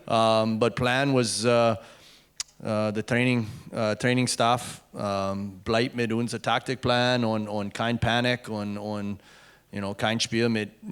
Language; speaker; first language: German; non-native, learner; English